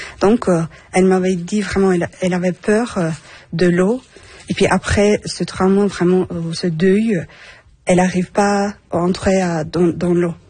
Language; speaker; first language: French; non-native, learner; Turkish